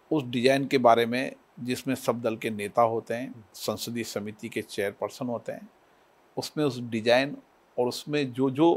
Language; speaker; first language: Hindi; native; Hindi